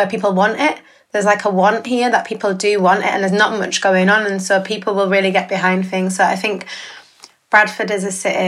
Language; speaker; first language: English; native; English